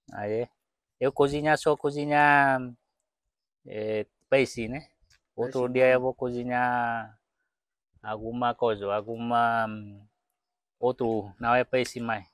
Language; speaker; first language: Portuguese; non-native, learner; Vietnamese